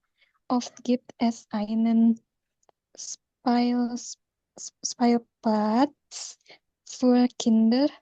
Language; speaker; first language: German; non-native, learner; Indonesian